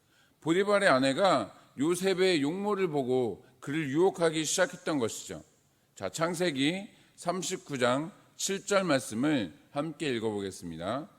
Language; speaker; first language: Korean; native; Korean